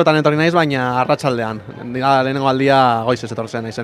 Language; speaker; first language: Basque; non-native, local second language; Spanish